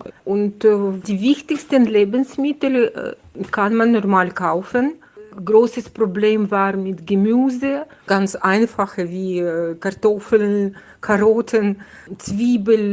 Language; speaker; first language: German; non-native, fluent; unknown